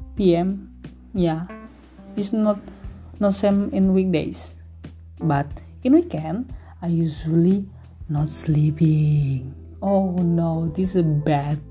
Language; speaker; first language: English; non-native, learner; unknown